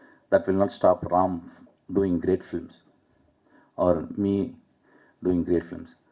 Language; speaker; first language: English; non-native, local second language; Tamil